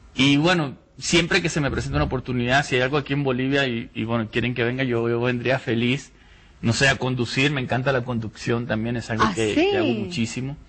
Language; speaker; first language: Spanish; native; Spanish